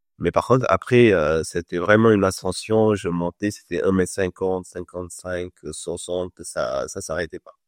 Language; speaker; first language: French; non-native, local second language; Wolof